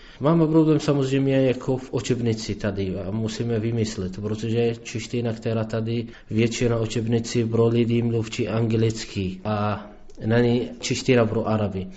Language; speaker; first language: Czech; non-native, learner; Arabic